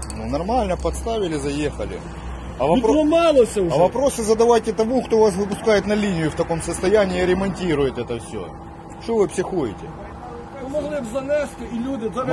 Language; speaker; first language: Russian; non-native, local second language; Ukrainian